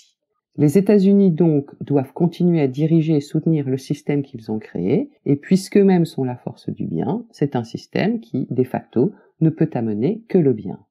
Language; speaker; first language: French; native; French